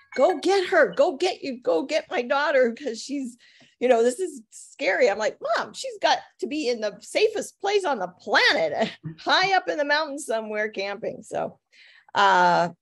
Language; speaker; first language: English; native; English